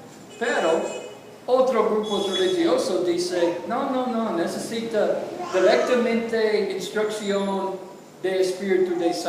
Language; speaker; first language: Spanish; non-native, learner; English